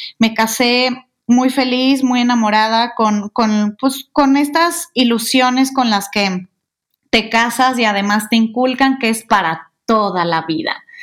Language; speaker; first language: Spanish; native; Spanish